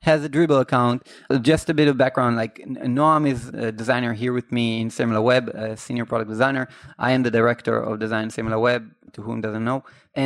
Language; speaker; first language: English; non-native, fluent; Hebrew